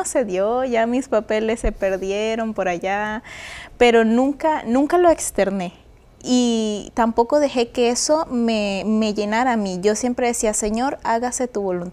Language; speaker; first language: Spanish; native; Spanish